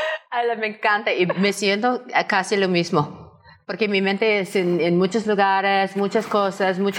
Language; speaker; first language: Spanish; non-native, learner; English